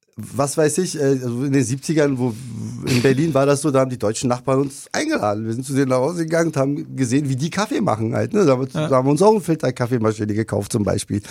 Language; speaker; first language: German; non-native, fluent; Turkish